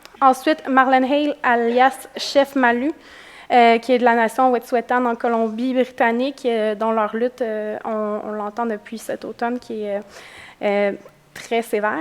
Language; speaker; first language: French; native; French